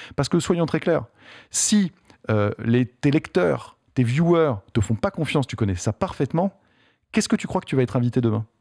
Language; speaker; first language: French; native; French